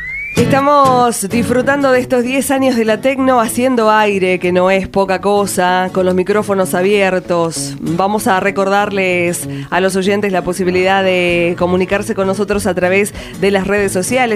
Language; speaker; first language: Spanish; native; Spanish